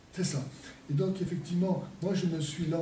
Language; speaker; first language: French; native; French